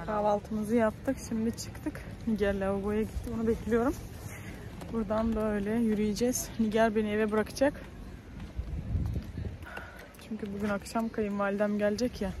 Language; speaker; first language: Turkish; early bilingual, heritage; Turkish